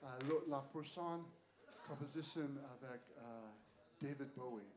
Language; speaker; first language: French; non-native, learner; English